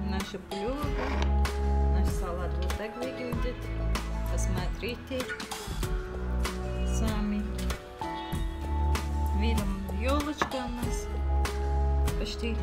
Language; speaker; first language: Russian; non-native, learner; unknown